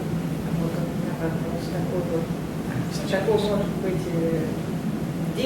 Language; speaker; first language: Russian; native; Russian